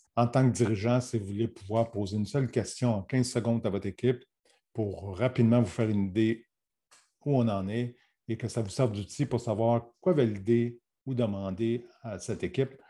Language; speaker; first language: French; native; French